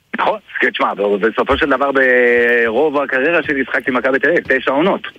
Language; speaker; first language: Hebrew; native; Hebrew